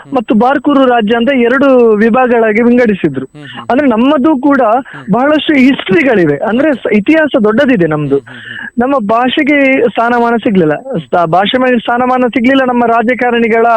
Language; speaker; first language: Kannada; native; Kannada